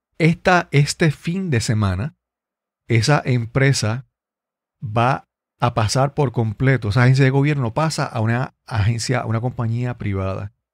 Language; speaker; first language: Spanish; native; Spanish